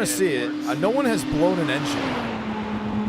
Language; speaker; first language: English; native; English